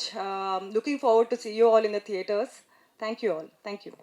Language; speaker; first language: Tamil; non-native, learner; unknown